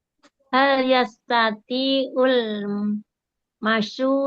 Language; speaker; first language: Arabic; non-native, learner; Indonesian